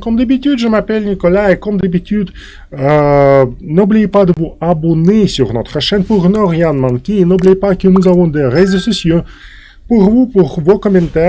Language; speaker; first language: French; non-native, fluent; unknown